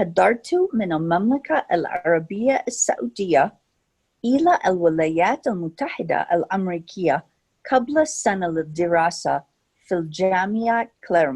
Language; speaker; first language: Arabic; non-native, fluent; English